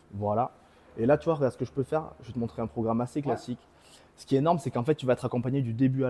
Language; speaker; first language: French; native; French